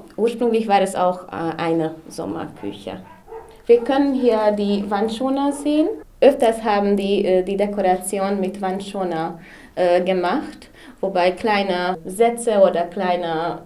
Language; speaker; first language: German; non-native, local second language; Hungarian